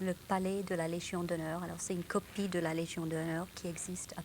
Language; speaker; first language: French; non-native, local second language; English